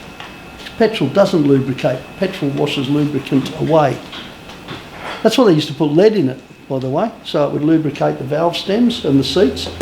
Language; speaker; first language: English; native; English